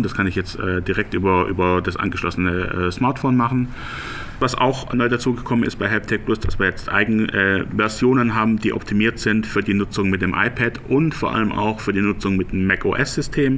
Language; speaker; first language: German; native; German